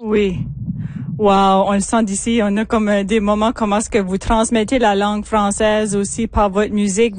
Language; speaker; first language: French; native; French